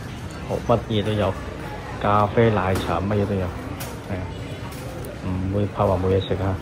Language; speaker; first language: Chinese; early bilingual, heritage; Cantonese